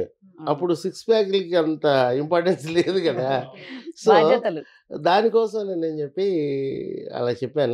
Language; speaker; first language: Telugu; native; Telugu